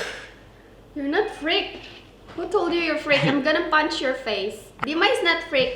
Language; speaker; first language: English; non-native, local second language; Cebuano